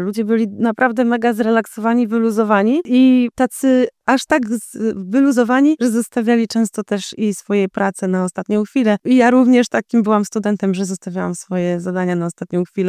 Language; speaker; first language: Polish; native; Polish